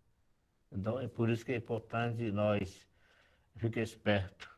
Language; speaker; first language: Portuguese; non-native, local second language; Yanomámi